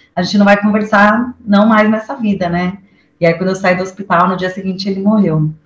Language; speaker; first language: Portuguese; native; Portuguese